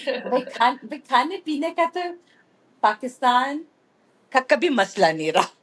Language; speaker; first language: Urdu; native; Urdu